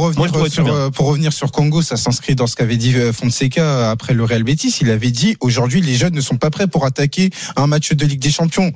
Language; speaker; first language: French; native; French